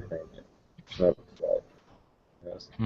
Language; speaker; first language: English; non-native, learner; Russian